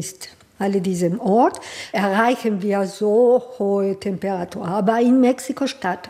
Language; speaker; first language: German; non-native, fluent; Spanish